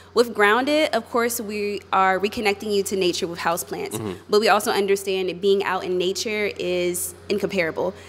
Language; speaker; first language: English; native; English